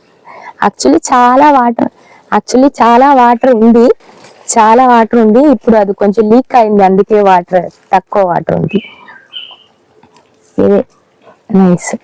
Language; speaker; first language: Telugu; non-native, learner; Malayalam